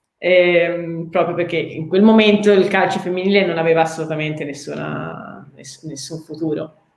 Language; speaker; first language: Italian; native; Italian